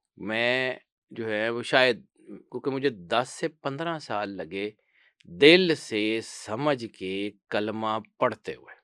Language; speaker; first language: Urdu; non-native, local second language; Punjabi